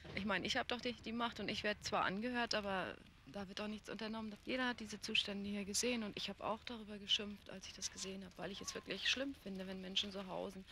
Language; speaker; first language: German; native; German